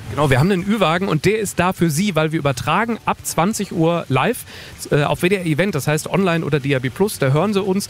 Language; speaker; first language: German; native; German